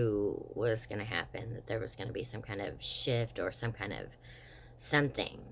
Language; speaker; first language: English; native; English